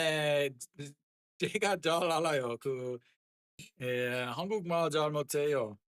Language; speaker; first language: Korean; non-native, learner; English